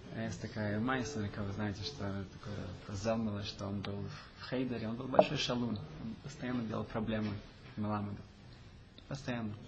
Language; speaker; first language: Russian; early bilingual, heritage; Russian